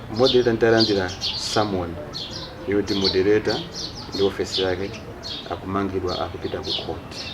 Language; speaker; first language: Nyanja; non-native, local second language; Tumbuka